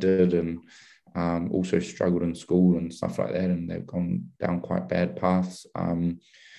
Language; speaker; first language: English; native; English